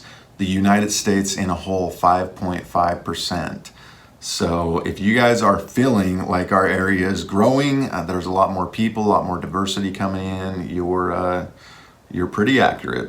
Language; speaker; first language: English; native; English